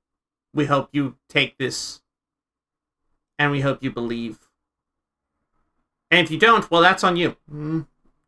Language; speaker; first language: English; native; English